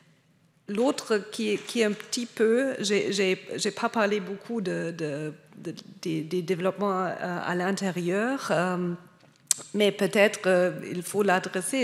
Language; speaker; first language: French; non-native, fluent; German